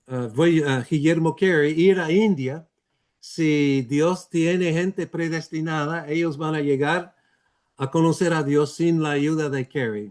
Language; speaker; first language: Spanish; non-native, fluent; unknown